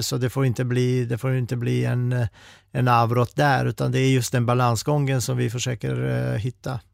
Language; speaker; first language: Swedish; non-native, fluent; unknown